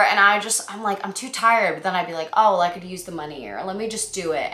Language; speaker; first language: English; native; English